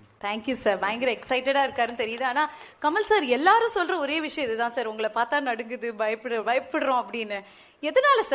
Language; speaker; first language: Tamil; native; Tamil